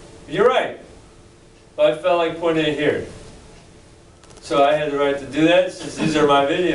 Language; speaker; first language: English; native; English